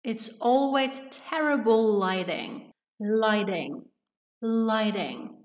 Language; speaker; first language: English; non-native, fluent; Polish